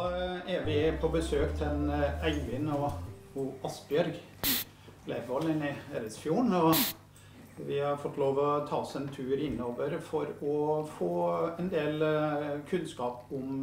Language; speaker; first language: Norwegian; native; Norwegian